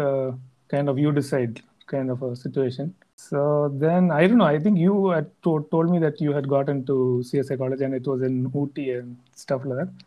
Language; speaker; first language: English; non-native, local second language; Tamil